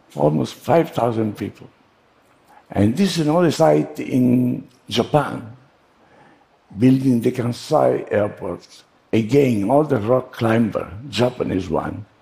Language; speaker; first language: English; non-native, fluent; Italian